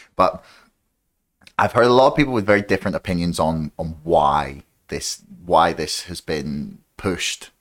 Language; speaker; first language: English; native; English